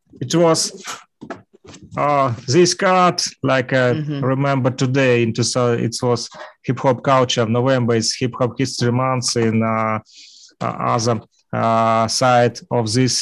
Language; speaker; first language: English; non-native, learner; Russian